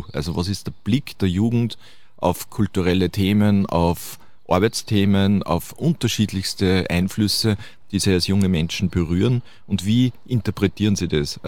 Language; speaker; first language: German; native; German